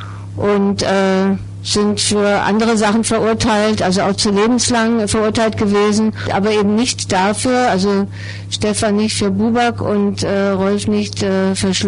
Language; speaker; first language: German; native; German